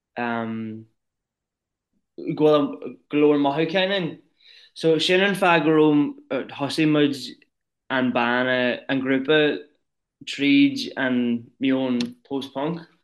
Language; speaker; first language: Irish; non-native, local second language; English